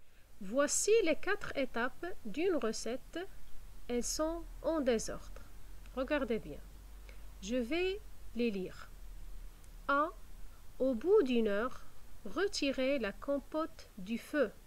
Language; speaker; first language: French; non-native, fluent; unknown